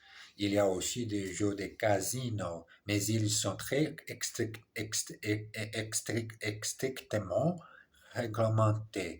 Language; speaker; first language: French; non-native, learner; English